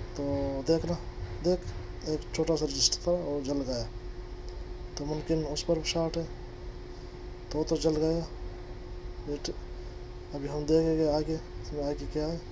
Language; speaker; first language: Hindi; non-native, local second language; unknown